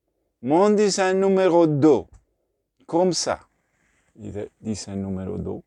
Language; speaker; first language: French; non-native, learner; Spanish